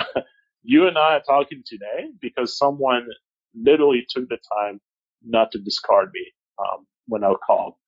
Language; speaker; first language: English; non-native, fluent; French